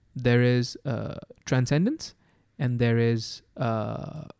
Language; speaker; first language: English; non-native, local second language; Urdu